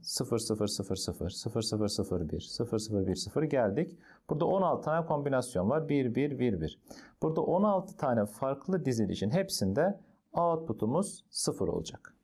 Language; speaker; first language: Turkish; native; Turkish